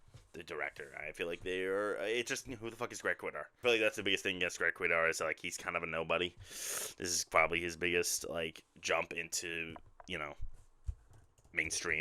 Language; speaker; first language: English; native; English